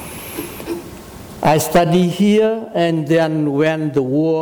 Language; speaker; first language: English; non-native, learner; Vietnamese